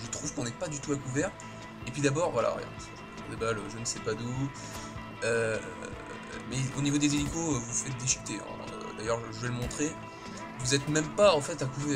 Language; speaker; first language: French; native; French